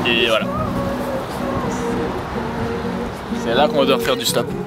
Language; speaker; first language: French; native; French